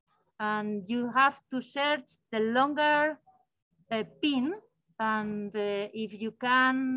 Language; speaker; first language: English; non-native, learner; Spanish